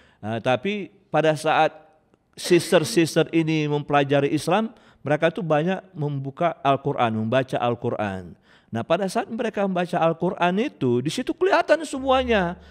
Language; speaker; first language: Indonesian; native; Indonesian